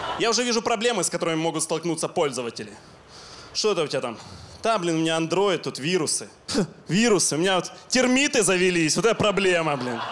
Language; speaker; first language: Russian; non-native, local second language; Ukrainian